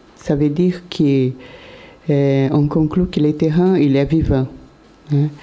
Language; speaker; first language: French; non-native, learner; Portuguese